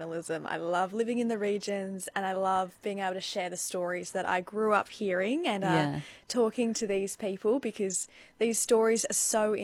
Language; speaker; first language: English; native; English